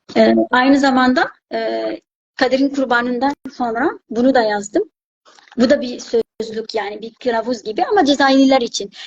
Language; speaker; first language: Turkish; non-native, fluent; Arabic